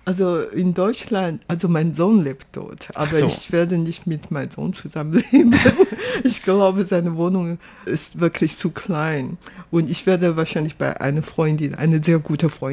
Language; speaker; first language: German; non-native, fluent; Chinese